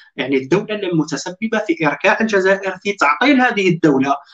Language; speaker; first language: Arabic; native; Arabic